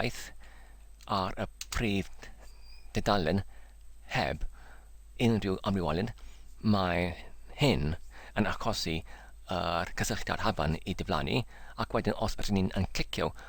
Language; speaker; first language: Welsh; non-native, learner; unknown